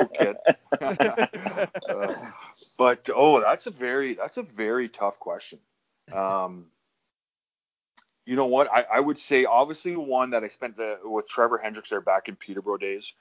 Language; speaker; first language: English; native; English